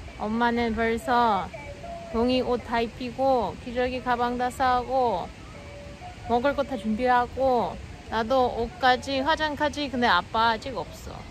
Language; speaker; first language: Korean; non-native, fluent; Russian